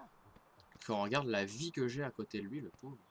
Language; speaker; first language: French; native; French